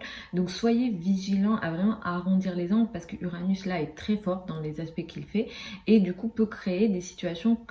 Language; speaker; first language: French; native; French